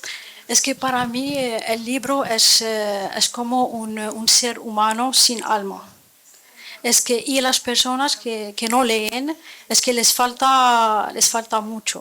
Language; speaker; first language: Spanish; non-native, fluent; Arabic